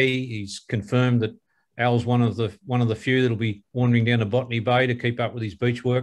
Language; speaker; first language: English; native; English